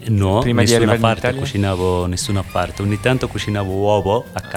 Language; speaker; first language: Italian; non-native, learner; Bangla